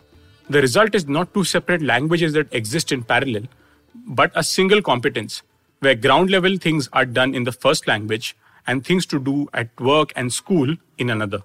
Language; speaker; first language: English; non-native, local second language; Hindi